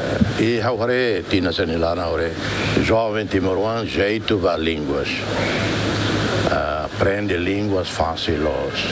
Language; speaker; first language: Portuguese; non-native, local second language; Tetum